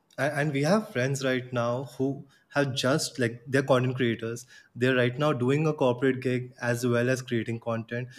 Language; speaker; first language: English; non-native, local second language; Gujarati